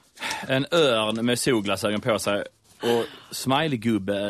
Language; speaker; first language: Swedish; native; Swedish